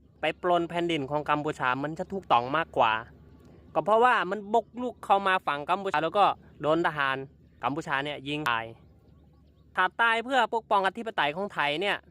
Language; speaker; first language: Thai; non-native, fluent; Khmer